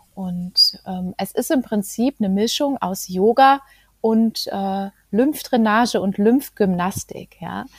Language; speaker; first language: German; native; German